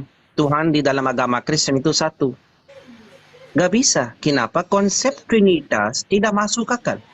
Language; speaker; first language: Indonesian; non-native, learner; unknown